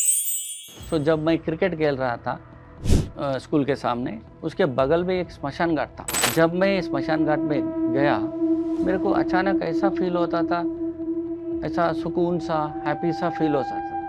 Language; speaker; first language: Hindi; non-native, local second language; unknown